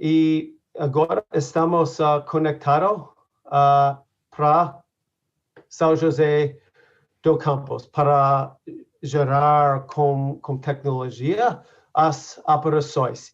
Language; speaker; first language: Portuguese; non-native, learner; English